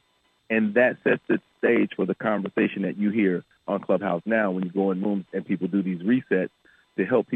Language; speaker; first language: English; native; English